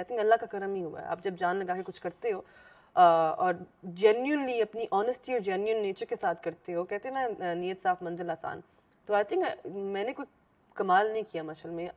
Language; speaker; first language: Urdu; early bilingual, heritage; Hindi